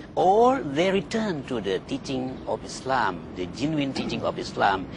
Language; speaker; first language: English; non-native, fluent; Indonesian